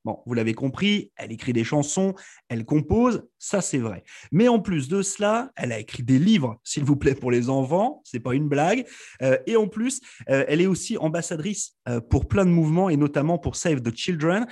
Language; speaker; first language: French; native; French